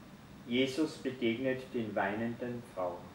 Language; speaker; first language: German; native; German